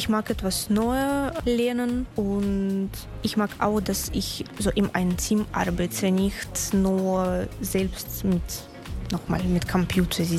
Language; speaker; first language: German; non-native, learner; Russian